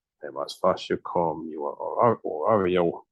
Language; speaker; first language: Portuguese; non-native, learner; English